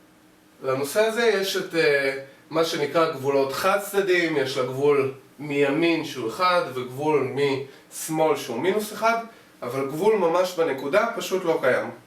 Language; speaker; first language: Hebrew; native; Hebrew